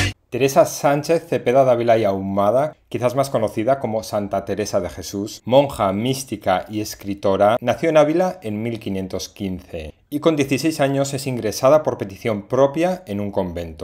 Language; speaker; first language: Spanish; native; Spanish